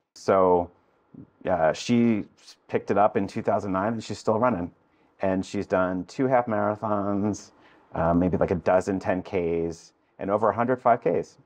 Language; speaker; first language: English; native; English